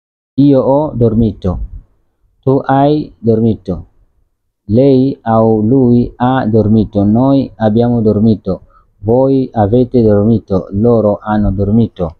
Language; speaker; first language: Italian; non-native, learner; Swahili